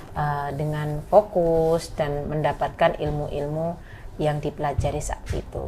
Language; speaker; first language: Indonesian; native; Indonesian